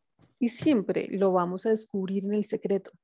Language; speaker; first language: Spanish; native; Spanish